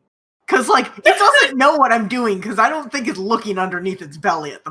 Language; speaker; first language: English; native; English